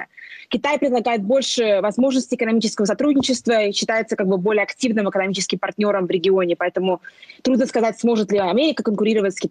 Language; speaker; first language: Russian; native; Russian